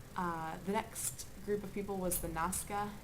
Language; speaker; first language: English; native; English